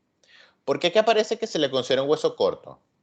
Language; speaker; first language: Spanish; native; Spanish